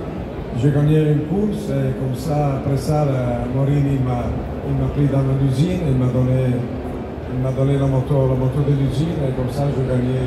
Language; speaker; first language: French; non-native, learner; Italian